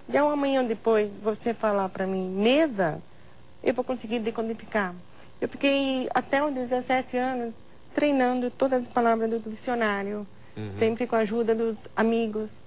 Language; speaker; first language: Portuguese; non-native, local second language; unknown